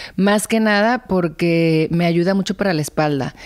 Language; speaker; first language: Spanish; native; Spanish